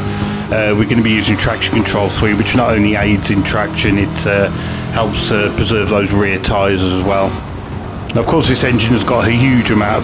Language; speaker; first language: English; native; English